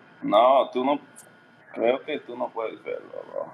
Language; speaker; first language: Spanish; non-native, learner; English